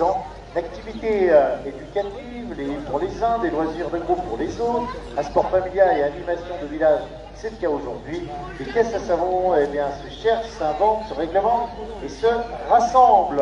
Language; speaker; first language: French; native; French